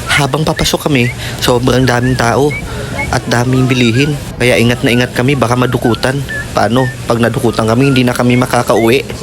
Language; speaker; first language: Filipino; non-native, local second language; Cebuano